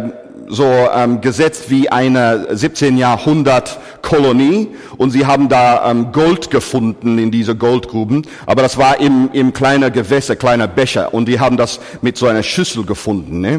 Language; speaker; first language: German; non-native, fluent; English